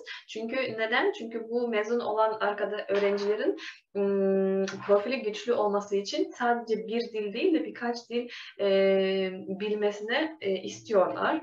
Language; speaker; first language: Turkish; non-native, fluent; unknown